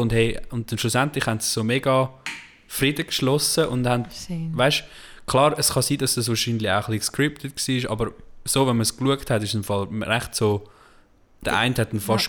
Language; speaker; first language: German; native; German